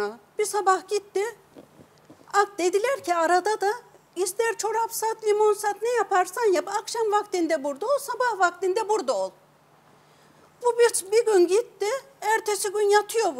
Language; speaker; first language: Turkish; native; Turkish